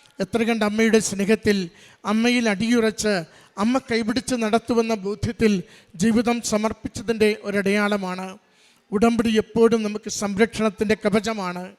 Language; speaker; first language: Malayalam; native; Malayalam